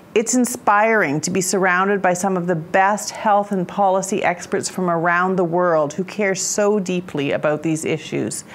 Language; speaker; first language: English; native; English